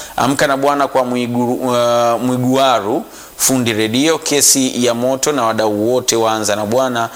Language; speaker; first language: Swahili; non-native, local second language; Sukuma